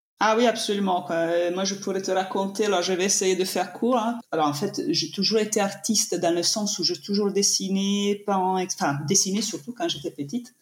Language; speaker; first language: French; non-native, fluent; Italian